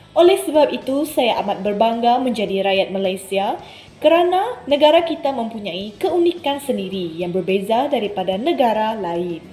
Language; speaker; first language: Malay; non-native, local second language; Iban